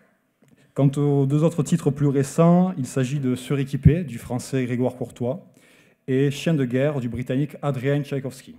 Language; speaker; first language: French; native; French